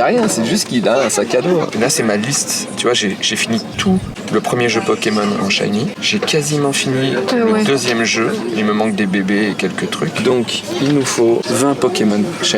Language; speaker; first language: French; native; French